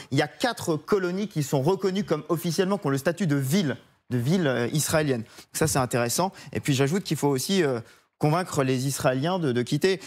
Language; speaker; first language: French; native; French